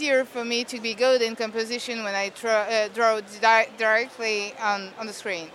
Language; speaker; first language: English; non-native, fluent; French